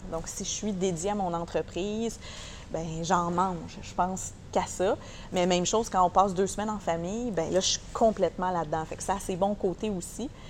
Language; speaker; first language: French; native; French